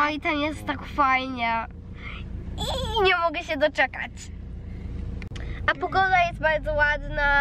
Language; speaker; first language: Polish; early bilingual, heritage; Polish